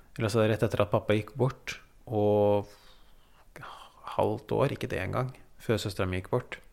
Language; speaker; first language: Norwegian; early bilingual, other home language; Persian